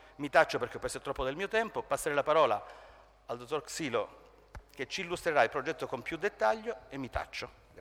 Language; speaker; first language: Italian; native; Italian